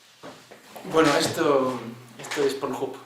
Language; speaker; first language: Spanish; non-native, local second language; Catalan